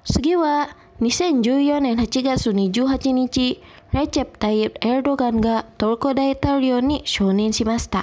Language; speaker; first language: Japanese; non-native, fluent; Indonesian